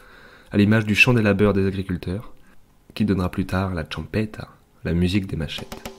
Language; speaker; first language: French; native; French